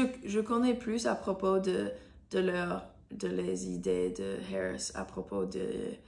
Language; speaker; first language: French; non-native, learner; English